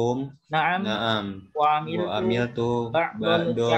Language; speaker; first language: Arabic; non-native, learner; Indonesian